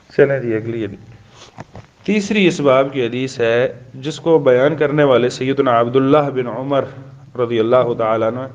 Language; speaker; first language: Urdu; non-native, local second language; Pashto